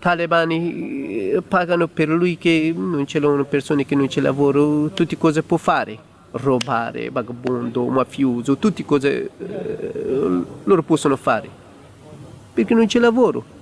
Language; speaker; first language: Italian; non-native, learner; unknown